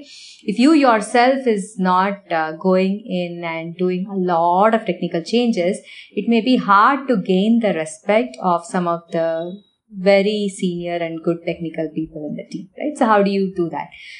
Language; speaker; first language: English; non-native, local second language; Tamil